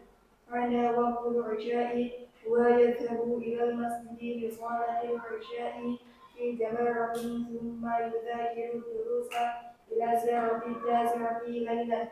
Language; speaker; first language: Arabic; non-native, learner; Indonesian